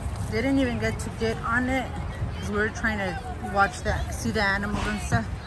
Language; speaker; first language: English; early bilingual, other home language; Spanish